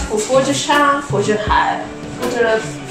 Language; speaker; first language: Chinese; non-native, fluent; Russian